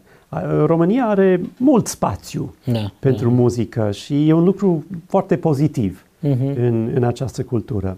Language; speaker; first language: Romanian; non-native, fluent; English